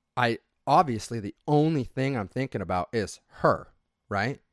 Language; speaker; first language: English; native; English